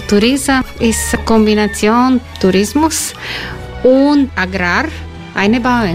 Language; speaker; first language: German; non-native, learner; Croatian